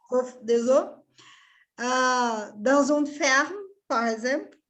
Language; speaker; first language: French; non-native, fluent; Portuguese